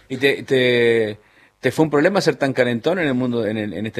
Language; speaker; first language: Spanish; native; Spanish